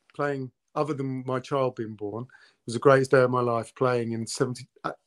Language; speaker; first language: English; early bilingual, other home language; Italian